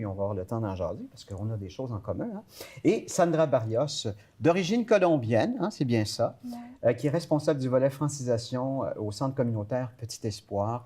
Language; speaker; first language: French; native; French